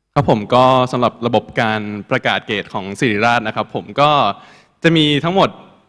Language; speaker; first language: Thai; native; Thai